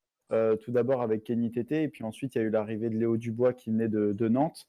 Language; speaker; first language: French; native; French